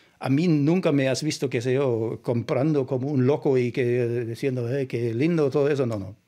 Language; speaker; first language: Spanish; non-native, fluent; German